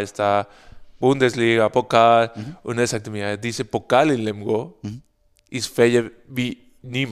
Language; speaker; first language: German; non-native, learner; Spanish